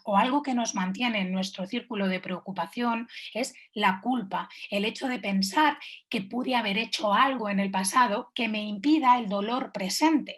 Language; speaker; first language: Spanish; native; Spanish